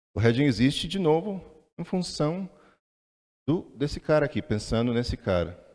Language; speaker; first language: Portuguese; non-native, fluent; English